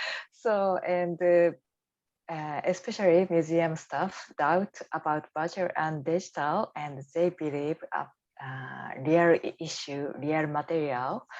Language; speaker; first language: English; non-native, learner; Japanese